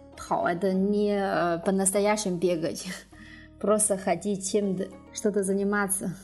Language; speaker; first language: Russian; non-native, learner; Chinese